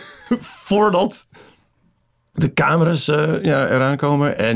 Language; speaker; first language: Dutch; non-native, fluent; English